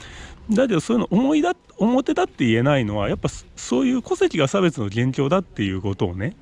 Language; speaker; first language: Japanese; native; Japanese